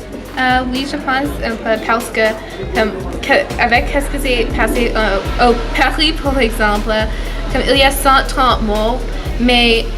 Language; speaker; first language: French; non-native, learner; English